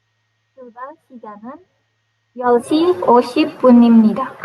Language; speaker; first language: Korean; non-native, learner; Indonesian